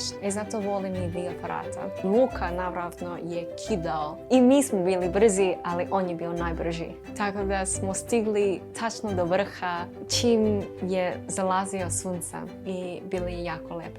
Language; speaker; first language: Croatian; non-native, learner; English